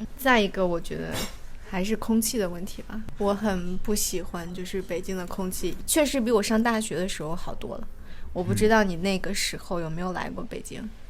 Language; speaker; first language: Chinese; native; Chinese